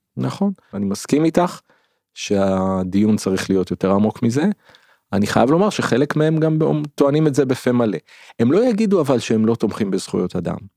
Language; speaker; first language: Hebrew; native; Hebrew